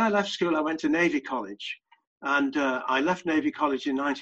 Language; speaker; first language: English; native; English